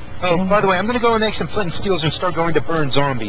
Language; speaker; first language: English; native; English